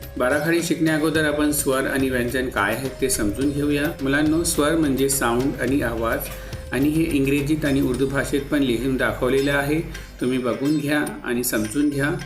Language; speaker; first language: Marathi; non-native, local second language; Urdu